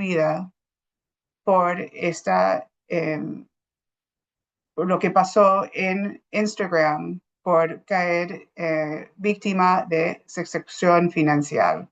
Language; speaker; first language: Spanish; non-native, fluent; English